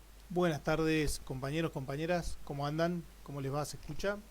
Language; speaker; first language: Spanish; native; Spanish